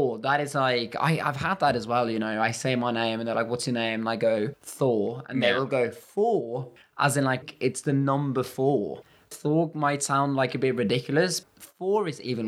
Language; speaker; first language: English; non-native, fluent; Norwegian